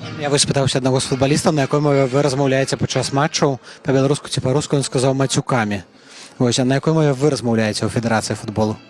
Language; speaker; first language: Belarusian; native; Belarusian